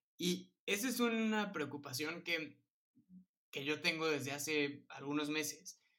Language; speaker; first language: Spanish; native; Spanish